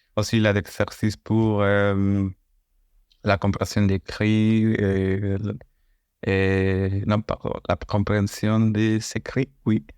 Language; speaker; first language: French; non-native, learner; Spanish